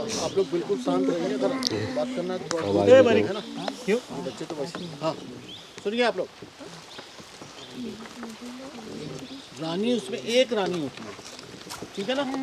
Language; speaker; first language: Hindi; native; Hindi